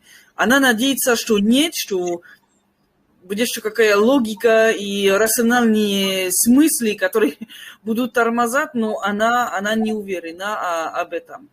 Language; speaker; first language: Russian; non-native, fluent; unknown